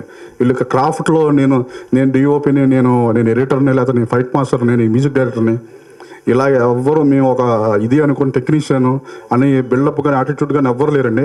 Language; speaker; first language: Telugu; native; Telugu